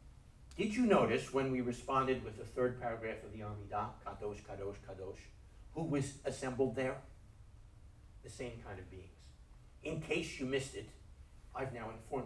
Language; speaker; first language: English; native; English